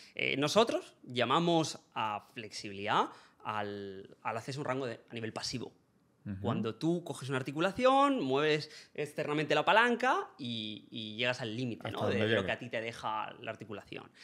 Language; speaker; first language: Spanish; native; Spanish